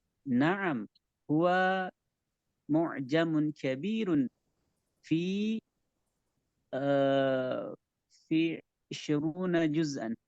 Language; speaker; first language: Arabic; non-native, learner; Indonesian